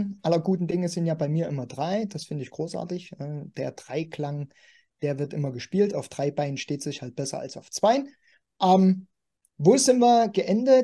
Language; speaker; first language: German; native; German